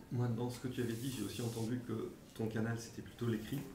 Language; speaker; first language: French; native; French